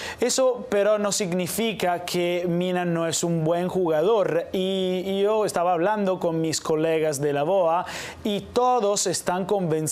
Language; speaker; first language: Spanish; non-native, fluent; Italian